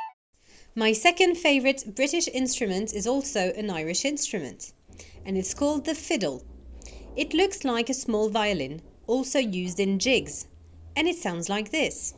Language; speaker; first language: English; non-native, learner; French